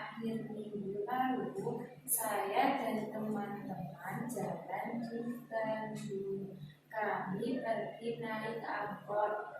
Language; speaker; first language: Indonesian; non-native, learner; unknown